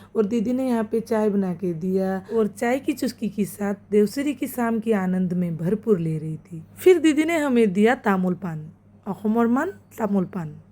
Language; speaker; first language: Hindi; non-native, local second language; Assamese